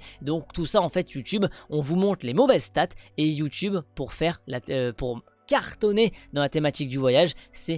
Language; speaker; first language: French; native; French